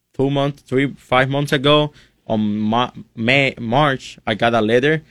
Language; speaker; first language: English; non-native, fluent; Spanish